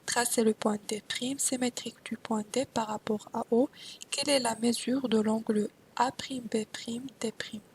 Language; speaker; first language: French; non-native, local second language; Arabic